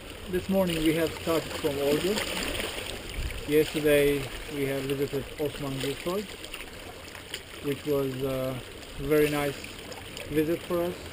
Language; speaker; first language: English; non-native, fluent; Turkish